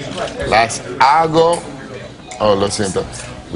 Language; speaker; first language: Spanish; non-native, learner; English